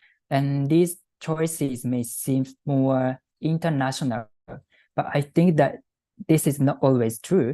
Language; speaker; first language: English; non-native, fluent; Japanese